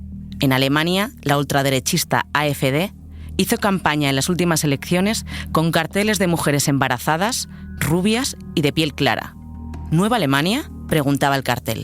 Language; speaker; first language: Spanish; native; Spanish